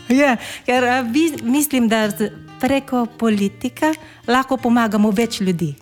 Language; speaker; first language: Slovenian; non-native, learner; Filipino